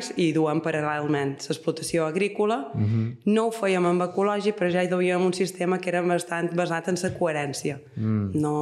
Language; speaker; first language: Catalan; native; Catalan